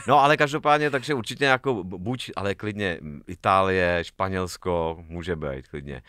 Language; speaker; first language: Czech; native; Czech